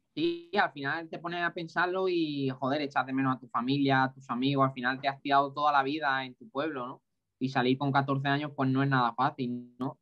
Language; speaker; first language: Spanish; native; Spanish